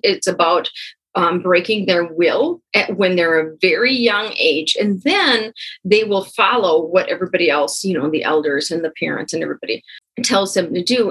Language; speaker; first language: English; early bilingual, other home language; German